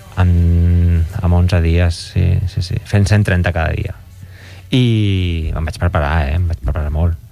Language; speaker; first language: Catalan; native; Catalan